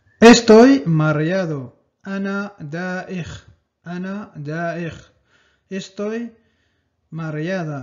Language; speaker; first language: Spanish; non-native, fluent; Arabic